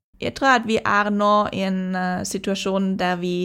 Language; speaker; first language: Norwegian; non-native, fluent; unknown